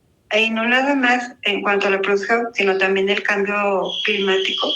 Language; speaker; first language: Spanish; native; Spanish